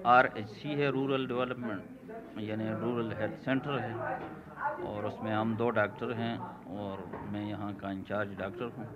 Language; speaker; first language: Urdu; non-native, local second language; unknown